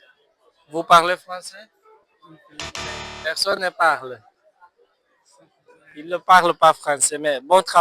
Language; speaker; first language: French; non-native, fluent; Portuguese